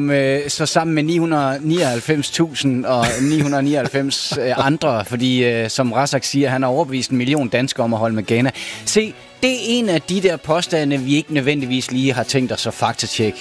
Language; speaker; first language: Danish; native; Danish